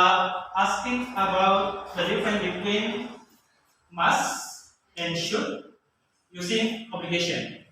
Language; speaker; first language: English; non-native, learner; Indonesian